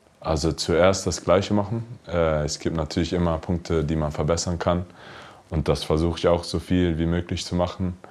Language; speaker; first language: German; early bilingual, heritage; English